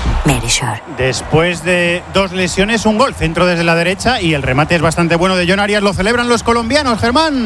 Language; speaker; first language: Spanish; native; Spanish